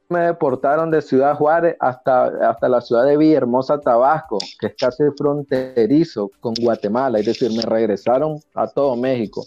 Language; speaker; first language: Spanish; native; Spanish